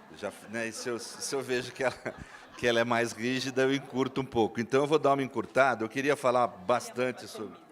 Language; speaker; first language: Portuguese; native; Portuguese